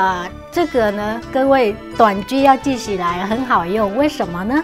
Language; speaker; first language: Chinese; non-native, local second language; Vietnamese